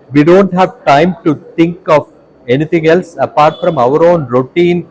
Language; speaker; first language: English; non-native, local second language; Tamil